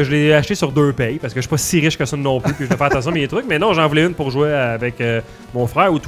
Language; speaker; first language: French; native; French